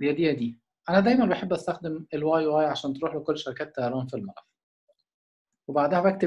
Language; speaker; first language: Arabic; native; Arabic